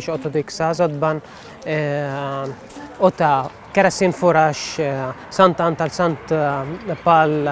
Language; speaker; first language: Hungarian; non-native, learner; Arabic